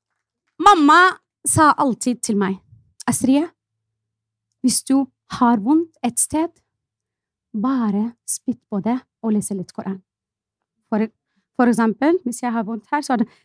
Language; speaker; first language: Norwegian; non-native, fluent; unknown